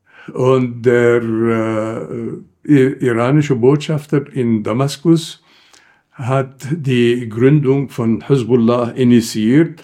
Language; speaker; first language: German; non-native, fluent; Arabic